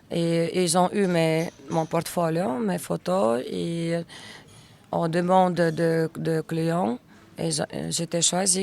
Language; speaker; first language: French; non-native, learner; Russian